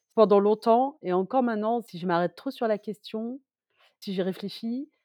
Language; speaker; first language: French; native; French